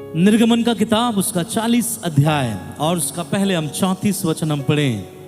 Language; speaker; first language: Hindi; non-native, local second language; Bangla